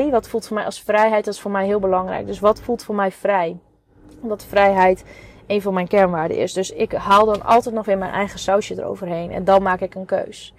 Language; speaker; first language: Dutch; native; Dutch